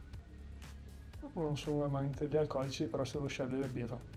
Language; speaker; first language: Italian; native; Italian